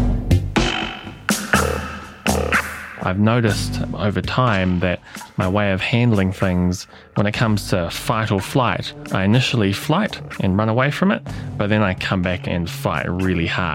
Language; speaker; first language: English; native; English